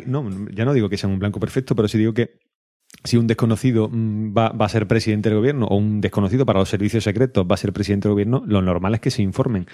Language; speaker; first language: Spanish; native; Spanish